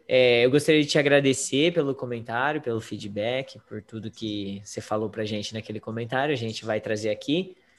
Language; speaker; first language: Portuguese; native; Portuguese